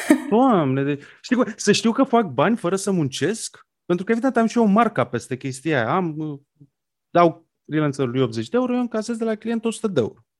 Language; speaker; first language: Romanian; native; Romanian